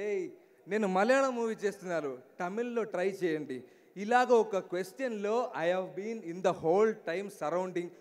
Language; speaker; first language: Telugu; non-native, learner; Malayalam